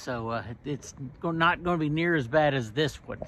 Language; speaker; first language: English; native; English